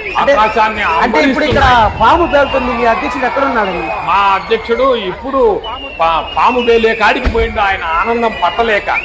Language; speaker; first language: Telugu; native; Telugu